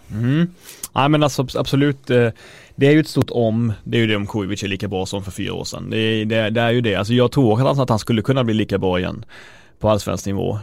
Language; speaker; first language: Swedish; native; Swedish